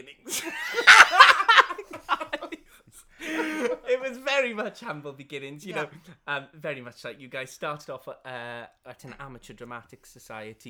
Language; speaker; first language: English; native; English